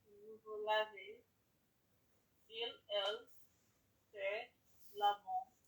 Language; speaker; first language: French; non-native, learner; English